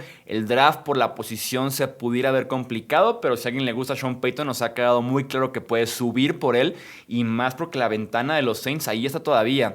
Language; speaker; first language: Spanish; native; Spanish